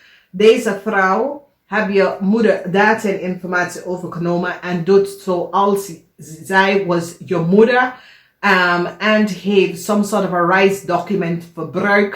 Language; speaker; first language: Dutch; non-native, learner; English